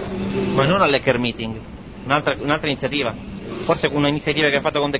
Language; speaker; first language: Italian; native; Italian